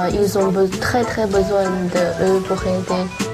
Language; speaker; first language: French; non-native, learner; Chinese